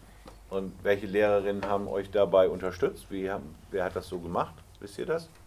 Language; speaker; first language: German; native; German